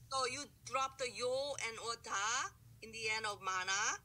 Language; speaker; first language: English; non-native, fluent; Korean